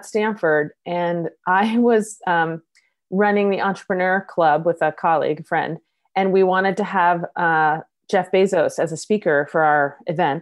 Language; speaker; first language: English; native; English